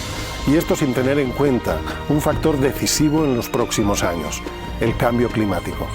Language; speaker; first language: Spanish; native; Spanish